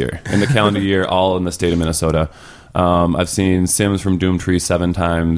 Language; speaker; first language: English; native; English